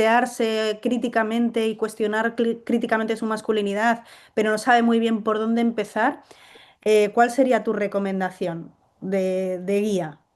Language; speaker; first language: Spanish; native; Spanish